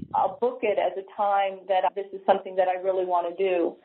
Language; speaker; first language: English; native; English